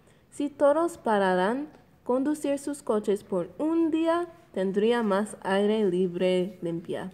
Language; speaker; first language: Spanish; non-native, learner; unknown